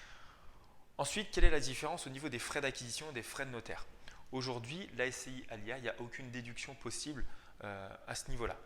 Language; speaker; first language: French; native; French